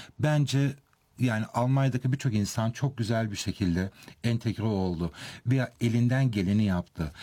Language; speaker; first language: Turkish; early bilingual, heritage; Turkish